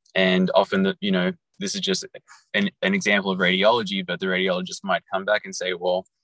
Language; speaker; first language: English; native; English